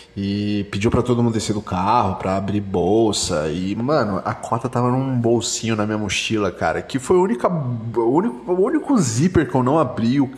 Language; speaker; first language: Portuguese; native; Portuguese